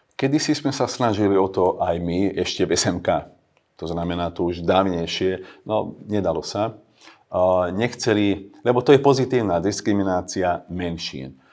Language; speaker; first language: Slovak; non-native, local second language; Hungarian